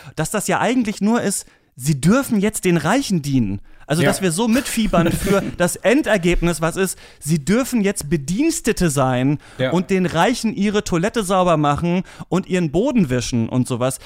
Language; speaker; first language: German; native; German